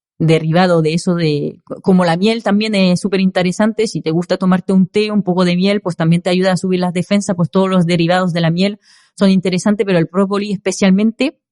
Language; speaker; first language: Spanish; non-native, fluent; French